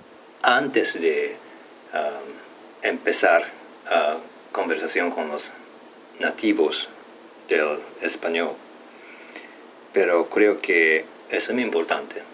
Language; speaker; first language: Spanish; non-native, learner; Japanese